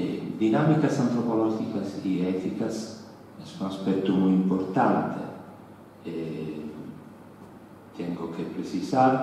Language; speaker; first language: Spanish; non-native, learner; Italian